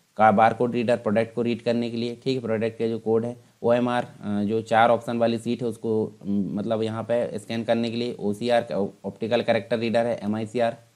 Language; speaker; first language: Hindi; native; Hindi